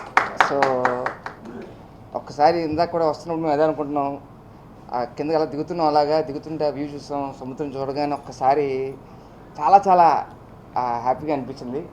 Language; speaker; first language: Telugu; native; Telugu